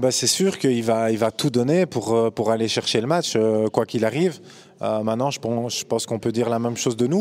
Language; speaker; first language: French; native; French